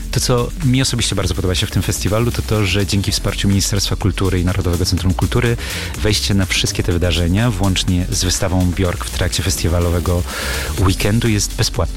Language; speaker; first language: Polish; native; Polish